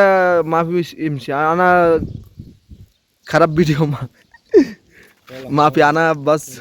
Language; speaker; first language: Arabic; non-native, learner; Bangla